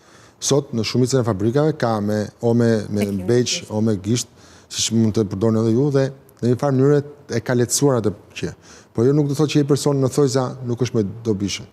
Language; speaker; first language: Albanian; native; Albanian